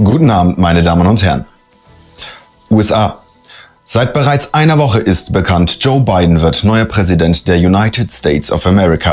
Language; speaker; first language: German; native; German